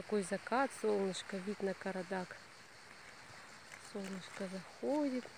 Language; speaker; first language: Russian; native; Russian